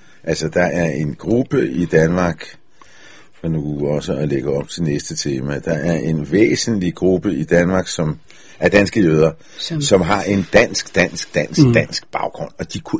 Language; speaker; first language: Danish; non-native, fluent; Hebrew